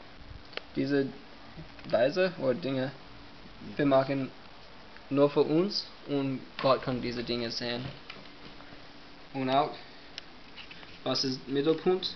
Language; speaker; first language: German; non-native, learner; English